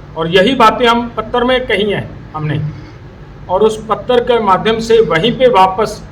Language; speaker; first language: Hindi; non-native, local second language; Punjabi